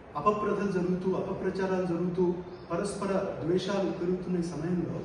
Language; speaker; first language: Telugu; native; Telugu